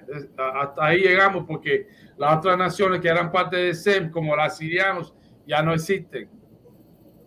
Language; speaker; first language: Spanish; early bilingual, heritage; Spanish